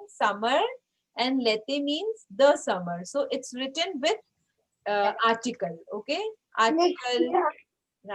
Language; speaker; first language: English; non-native, local second language; Hindi